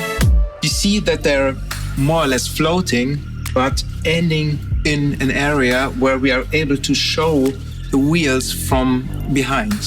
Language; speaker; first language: English; non-native, fluent; German